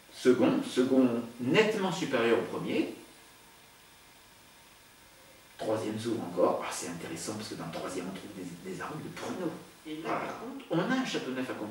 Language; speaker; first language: French; native; French